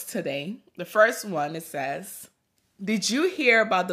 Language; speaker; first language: English; early bilingual, other home language; Akan